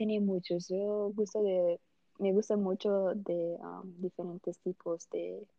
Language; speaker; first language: Spanish; early bilingual, heritage; Portuguese